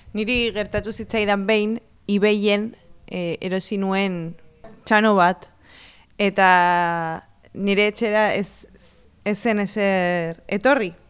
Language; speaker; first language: Basque; non-native, local second language; Spanish